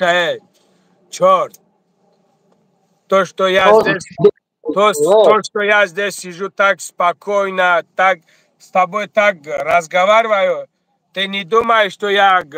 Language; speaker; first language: Russian; non-native, learner; Tajik